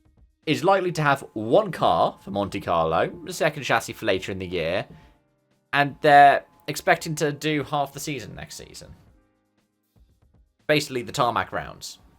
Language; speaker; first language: English; native; English